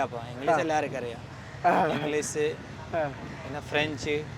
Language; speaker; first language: Malayalam; non-native, local second language; Hindi